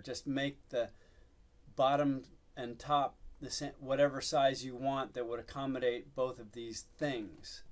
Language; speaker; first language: English; native; English